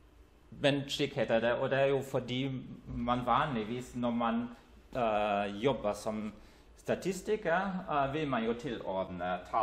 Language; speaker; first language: Norwegian; non-native, fluent; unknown